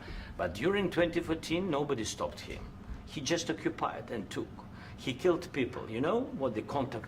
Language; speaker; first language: English; non-native, fluent; Russian